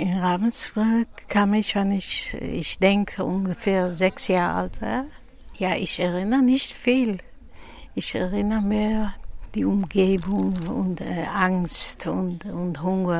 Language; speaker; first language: German; non-native, learner; Dutch